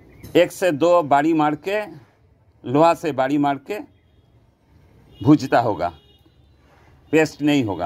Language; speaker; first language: Hindi; non-native, local second language; Bangla